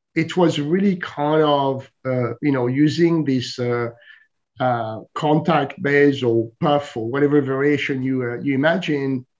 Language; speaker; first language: English; non-native, fluent; French